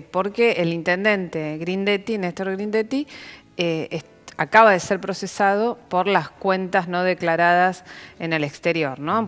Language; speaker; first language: Spanish; native; Spanish